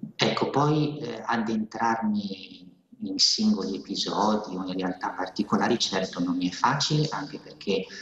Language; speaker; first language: Italian; native; Italian